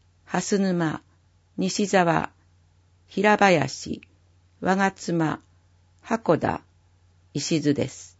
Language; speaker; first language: Japanese; native; Japanese